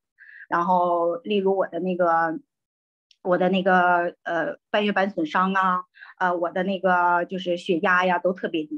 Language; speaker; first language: Chinese; native; Chinese